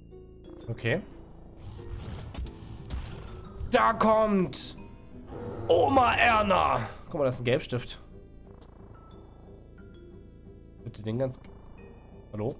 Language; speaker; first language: German; native; German